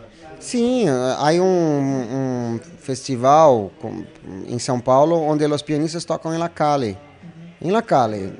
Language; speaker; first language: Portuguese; non-native, learner; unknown